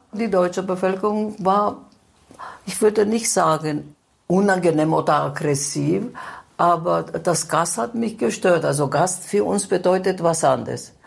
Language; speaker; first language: German; non-native, fluent; Greek